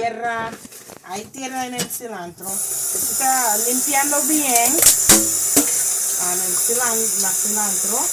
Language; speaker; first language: Spanish; non-native, learner; English